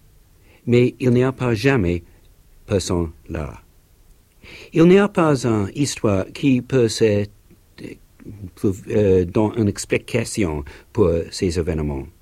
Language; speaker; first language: French; non-native, learner; English